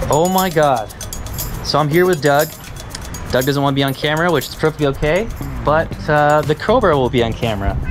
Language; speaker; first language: English; native; English